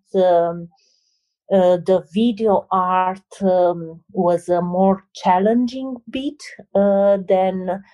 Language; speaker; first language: English; non-native, fluent; Romanian